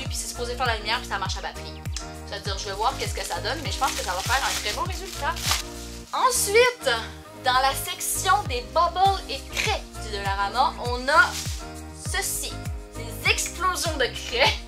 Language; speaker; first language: French; native; French